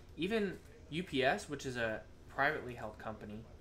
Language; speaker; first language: English; native; English